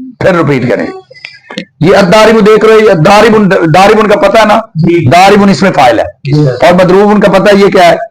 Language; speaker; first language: Urdu; non-native, local second language; Punjabi